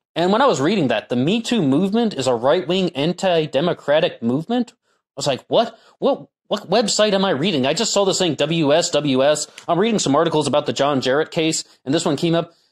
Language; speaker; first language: English; native; English